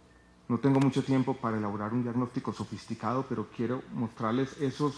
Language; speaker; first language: Spanish; native; Spanish